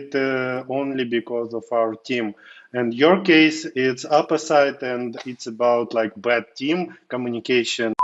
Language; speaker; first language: English; non-native, fluent; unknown